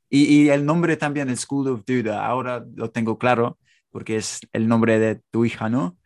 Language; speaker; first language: Spanish; non-native, fluent; English